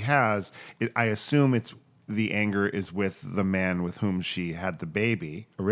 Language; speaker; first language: English; native; English